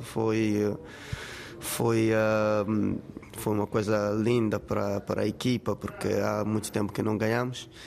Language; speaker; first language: Portuguese; non-native, fluent; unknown